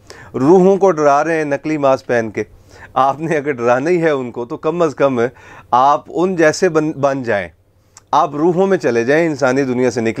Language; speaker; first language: Urdu; native; Urdu